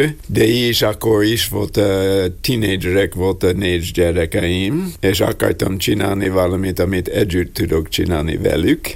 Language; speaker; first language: Hungarian; non-native, learner; English